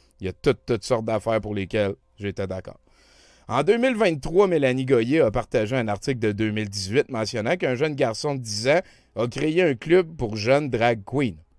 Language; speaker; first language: French; native; French